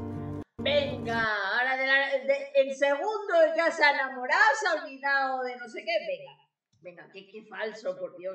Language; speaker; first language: Spanish; native; Spanish